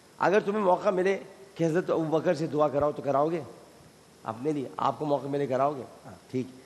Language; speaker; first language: Urdu; native; Urdu